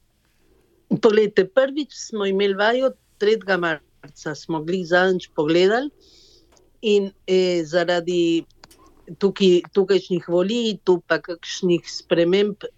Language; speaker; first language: Slovenian; early bilingual, heritage; Slovenian